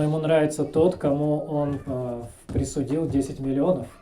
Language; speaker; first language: Russian; native; Russian